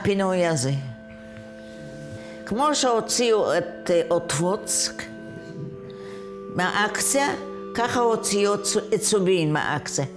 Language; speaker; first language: Hebrew; non-native, fluent; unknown